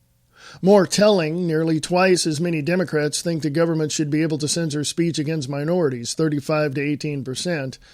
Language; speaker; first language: English; native; English